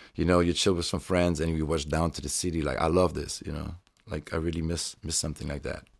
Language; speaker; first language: English; non-native, fluent; German